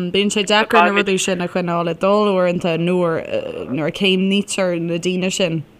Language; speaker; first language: Irish; native; Irish